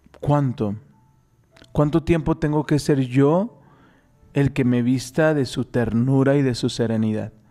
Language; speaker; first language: Spanish; native; Spanish